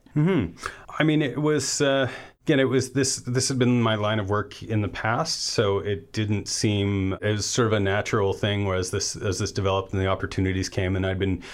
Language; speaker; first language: English; native; English